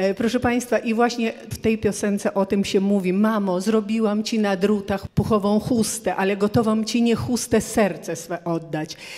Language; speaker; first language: Polish; early bilingual, heritage; Polish